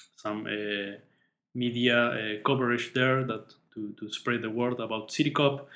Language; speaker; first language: English; non-native, fluent; Spanish